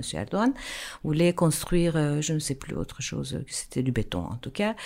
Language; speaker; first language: French; non-native, fluent; Turkish